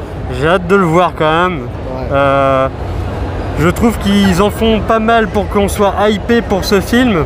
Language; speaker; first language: French; native; French